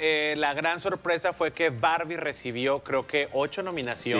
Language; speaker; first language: Spanish; native; Spanish